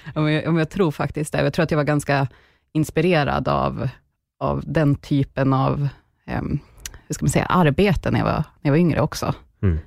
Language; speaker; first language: Swedish; native; Swedish